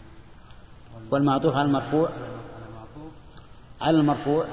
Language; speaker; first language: Arabic; native; Arabic